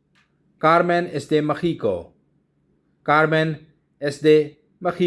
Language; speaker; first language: Spanish; non-native, learner; Urdu